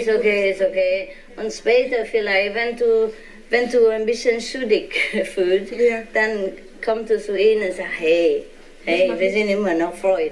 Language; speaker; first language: German; non-native, learner; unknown